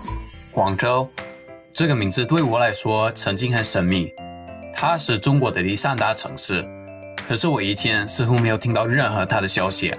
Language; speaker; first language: Chinese; non-native, fluent; English